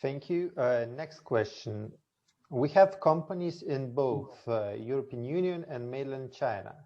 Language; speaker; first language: English; non-native, fluent; Lithuanian